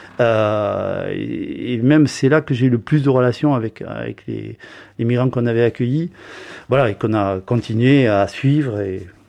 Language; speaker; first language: French; native; French